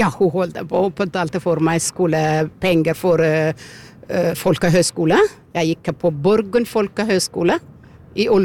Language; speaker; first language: Norwegian; non-native, learner; Amharic